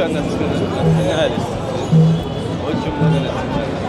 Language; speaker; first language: Russian; non-native, learner; Arabic